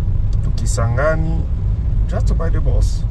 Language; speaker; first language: English; non-native, learner; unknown